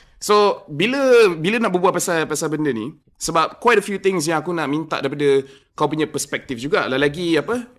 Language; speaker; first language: Malay; non-native, local second language; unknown